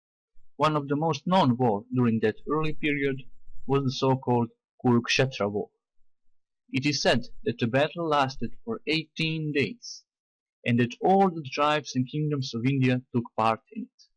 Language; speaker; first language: English; non-native, fluent; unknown